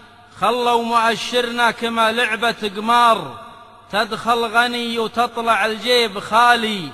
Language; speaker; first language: Arabic; native; Arabic